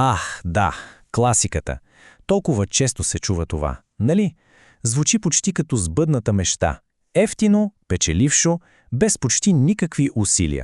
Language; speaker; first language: Bulgarian; native; Bulgarian